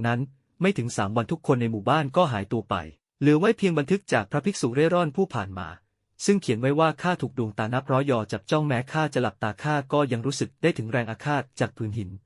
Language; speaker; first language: Thai; native; Thai